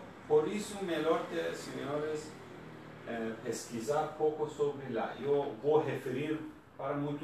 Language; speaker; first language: Portuguese; non-native, learner; Persian